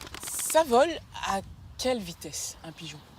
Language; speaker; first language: French; native; French